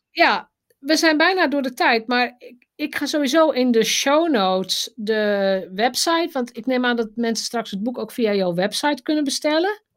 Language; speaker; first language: Dutch; native; Dutch